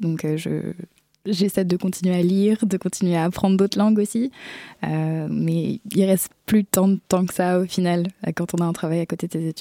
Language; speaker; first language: French; native; French